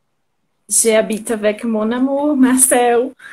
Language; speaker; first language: French; non-native, learner; Portuguese